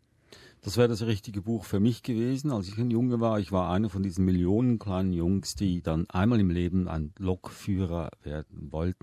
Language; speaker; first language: German; native; German